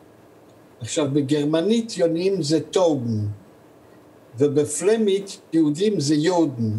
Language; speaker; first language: Hebrew; early bilingual, other home language; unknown